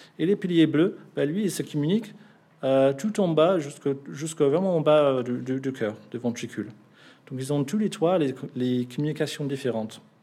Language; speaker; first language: French; non-native, fluent; English